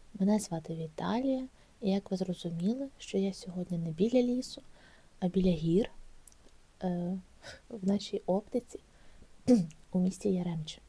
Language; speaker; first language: Ukrainian; native; Ukrainian